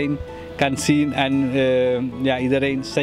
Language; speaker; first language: Dutch; non-native, fluent; Tamil